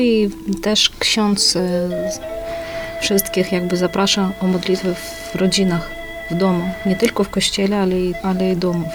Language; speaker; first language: Polish; non-native, fluent; Ukrainian